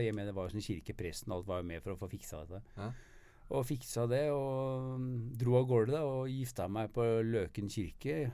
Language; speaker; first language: Norwegian; native; Norwegian